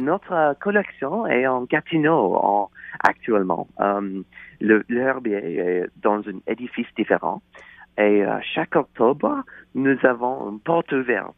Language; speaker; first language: French; non-native, learner; English